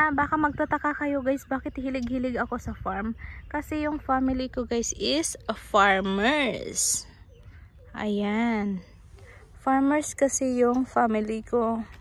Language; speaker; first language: Filipino; native; Filipino